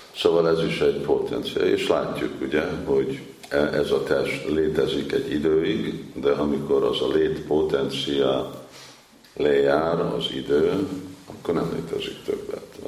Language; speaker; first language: Hungarian; early bilingual, heritage; Hungarian